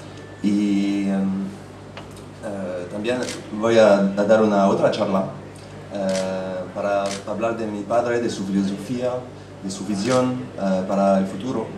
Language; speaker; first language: Spanish; non-native, fluent; French